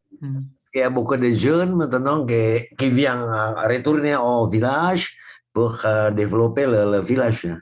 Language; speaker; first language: French; non-native, fluent; Indonesian